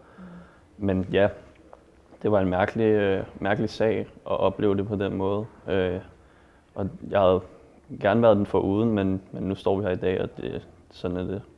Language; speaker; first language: Danish; native; Danish